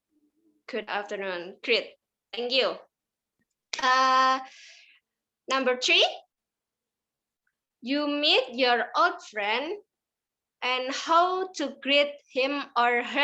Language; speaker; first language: English; non-native, learner; Indonesian